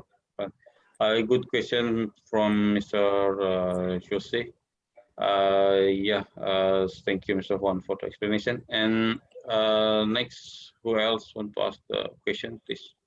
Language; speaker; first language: English; non-native, learner; Indonesian